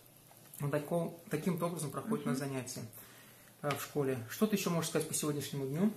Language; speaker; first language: Russian; native; Russian